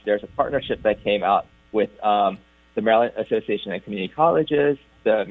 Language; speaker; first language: English; native; English